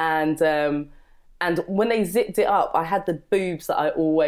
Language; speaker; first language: English; native; English